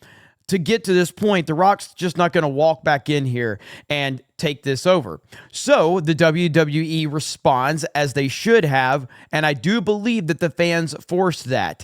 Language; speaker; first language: English; native; English